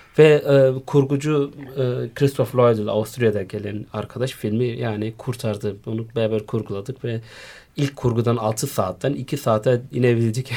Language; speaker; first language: Turkish; early bilingual, heritage; Turkish